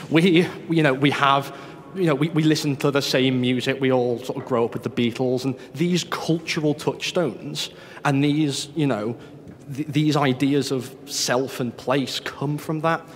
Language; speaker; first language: English; native; English